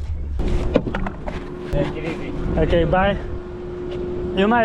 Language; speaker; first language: English; non-native, learner; Lithuanian